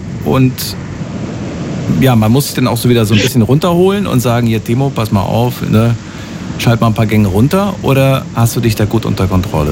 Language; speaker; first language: German; native; German